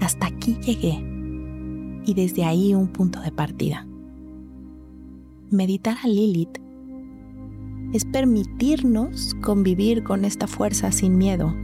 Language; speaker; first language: Spanish; native; Spanish